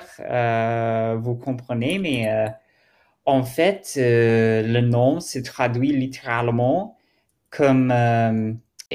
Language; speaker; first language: French; non-native, learner; German